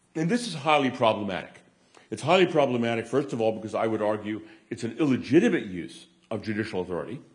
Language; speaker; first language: English; native; English